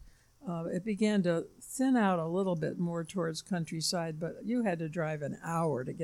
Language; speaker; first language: English; native; English